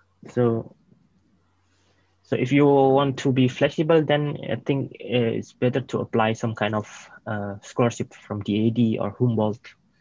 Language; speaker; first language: English; non-native, fluent; Indonesian